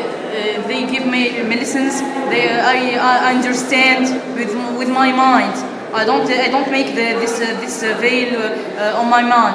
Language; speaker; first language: English; non-native, learner; Arabic